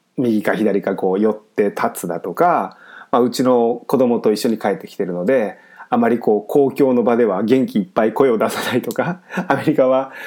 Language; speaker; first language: Japanese; native; Japanese